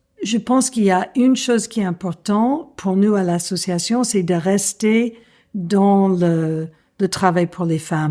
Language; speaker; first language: French; non-native, fluent; English